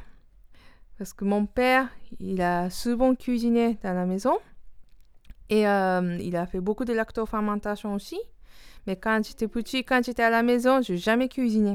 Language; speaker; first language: French; non-native, learner; Japanese